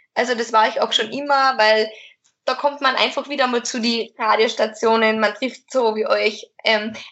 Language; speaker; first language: German; native; German